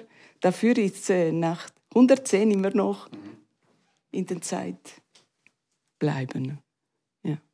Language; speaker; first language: German; non-native, learner; Spanish